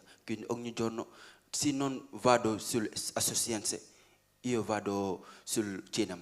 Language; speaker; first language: Italian; non-native, learner; Wolof